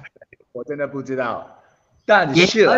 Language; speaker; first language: Chinese; non-native, local second language; Cantonese